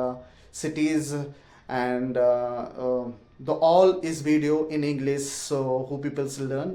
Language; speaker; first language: English; non-native, learner; Hindi